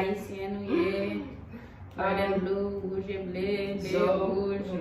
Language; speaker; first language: Haitian Creole; early bilingual, heritage; Haitian Creole